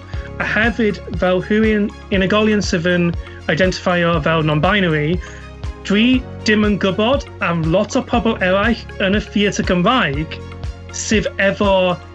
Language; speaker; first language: Welsh; non-native, local second language; English